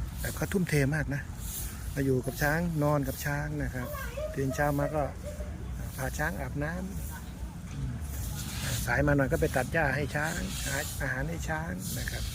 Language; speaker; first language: Thai; native; Thai